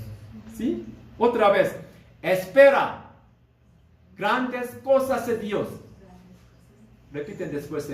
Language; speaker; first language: Spanish; non-native, learner; Korean